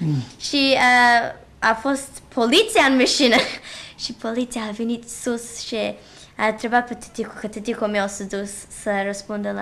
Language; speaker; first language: Romanian; early bilingual, heritage; Romanian